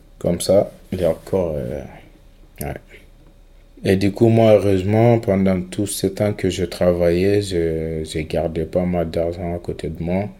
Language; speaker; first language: French; non-native, local second language; Fula